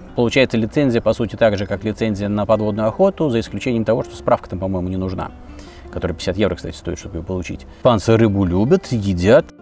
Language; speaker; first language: Russian; native; Russian